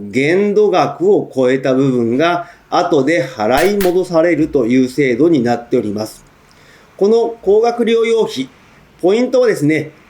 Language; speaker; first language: Japanese; native; Japanese